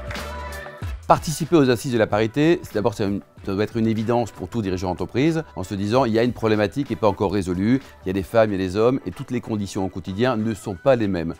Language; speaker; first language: French; native; French